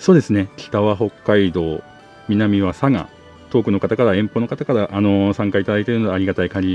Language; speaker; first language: Japanese; native; Japanese